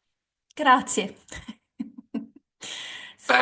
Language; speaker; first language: Italian; non-native, learner; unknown